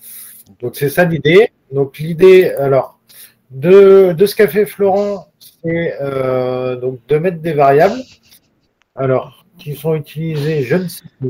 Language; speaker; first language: French; native; French